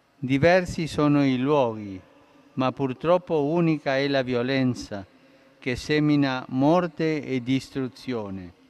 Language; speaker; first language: Italian; early bilingual, heritage; Spanish